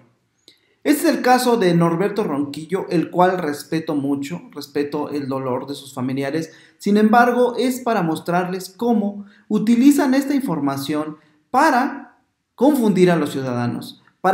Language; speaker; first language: Spanish; native; Spanish